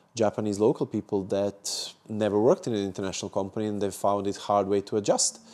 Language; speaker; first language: English; non-native, fluent; Serbian